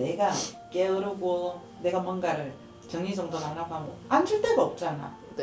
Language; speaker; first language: Korean; native; Korean